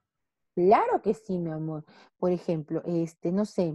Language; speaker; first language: Spanish; native; Spanish